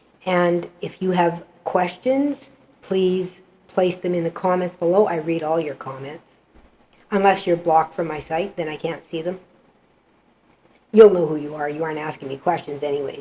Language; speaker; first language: English; native; English